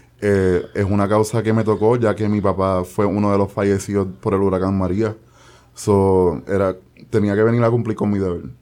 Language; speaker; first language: Spanish; native; Spanish